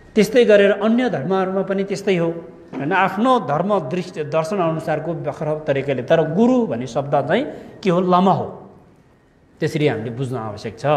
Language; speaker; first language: Nepali; non-native, local second language; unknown